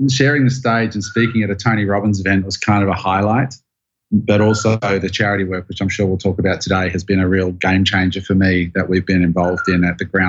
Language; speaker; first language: English; native; English